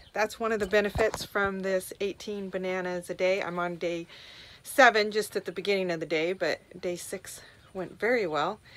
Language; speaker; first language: English; native; English